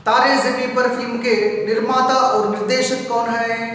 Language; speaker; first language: Hindi; non-native, local second language; Telugu